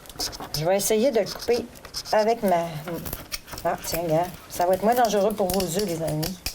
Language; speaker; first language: French; native; French